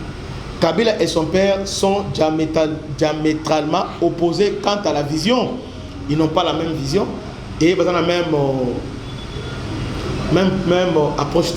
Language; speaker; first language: French; non-native, local second language; Lingala